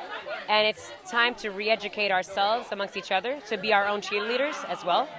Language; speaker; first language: English; native; English